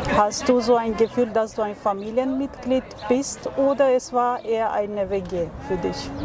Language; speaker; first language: German; non-native, fluent; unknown